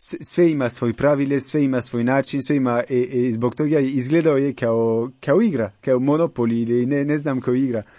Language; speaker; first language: Croatian; non-native, learner; French